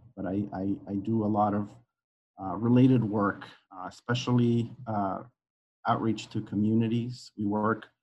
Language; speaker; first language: English; non-native, fluent; Spanish